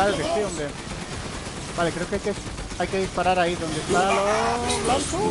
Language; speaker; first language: Spanish; native; Spanish